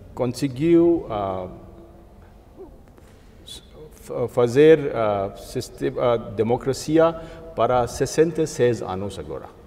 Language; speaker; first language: Portuguese; non-native, fluent; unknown